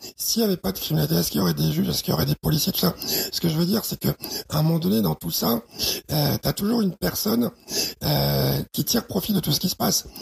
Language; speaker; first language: French; early bilingual, other home language; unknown